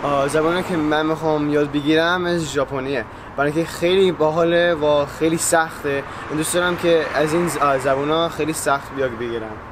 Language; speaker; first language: Persian; early bilingual, heritage; Persian